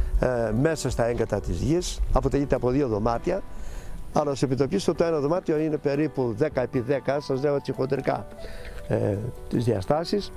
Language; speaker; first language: Greek; native; Greek